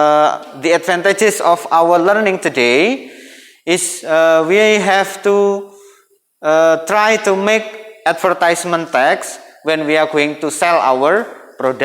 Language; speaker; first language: English; non-native, fluent; Indonesian